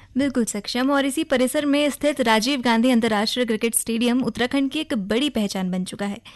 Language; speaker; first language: Hindi; native; Hindi